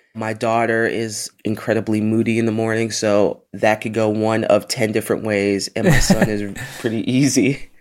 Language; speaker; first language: English; native; English